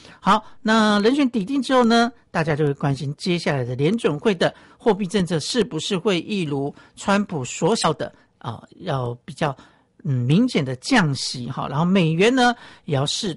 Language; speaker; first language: Chinese; native; Chinese